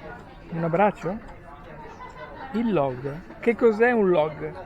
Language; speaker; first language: Italian; native; Italian